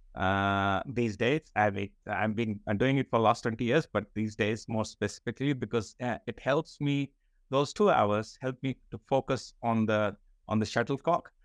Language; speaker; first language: English; non-native, local second language; Kashmiri